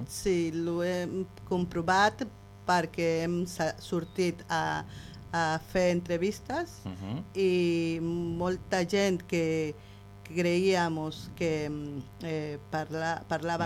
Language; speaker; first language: Catalan; non-native, learner; Spanish